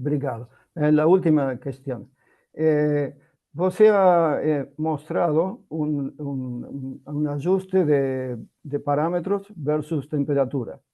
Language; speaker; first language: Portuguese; non-native, learner; Spanish